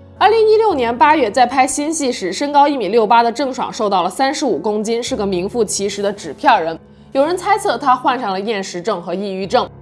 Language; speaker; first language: Chinese; native; Chinese